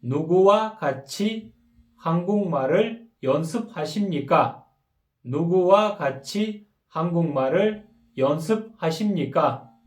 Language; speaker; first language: Korean; non-native, fluent; Kyrgyz